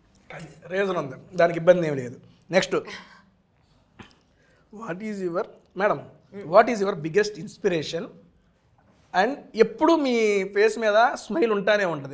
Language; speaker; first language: Telugu; native; Telugu